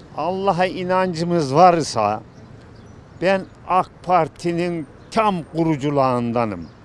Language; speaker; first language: Turkish; native; Turkish